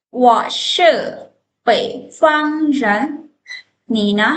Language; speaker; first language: Chinese; non-native, fluent; Lao